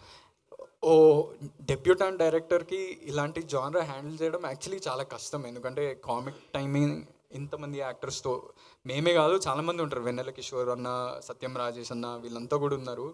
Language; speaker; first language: Telugu; native; Telugu